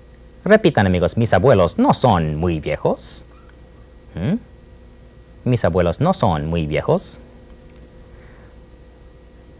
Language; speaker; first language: Spanish; non-native, fluent; English